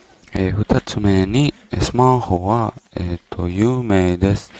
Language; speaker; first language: Japanese; non-native, learner; English